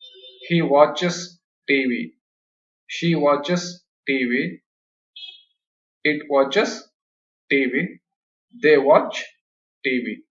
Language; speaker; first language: English; non-native, local second language; Kannada